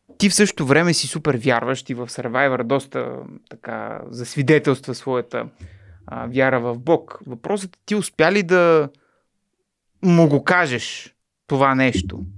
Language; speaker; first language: Bulgarian; native; Bulgarian